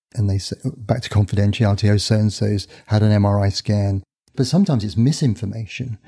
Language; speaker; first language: English; native; English